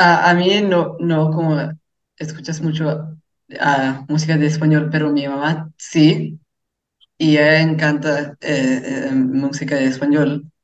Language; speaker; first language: Spanish; early bilingual, heritage; English